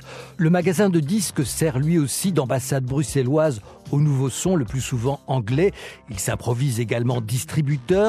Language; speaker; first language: French; native; French